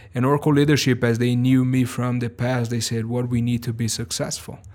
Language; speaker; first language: English; non-native, fluent; Portuguese